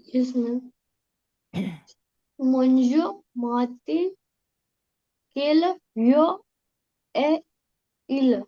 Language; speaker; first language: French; non-native, learner; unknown